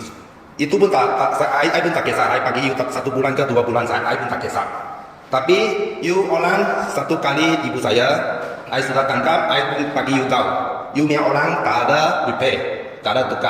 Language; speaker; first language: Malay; non-native, local second language; Chinese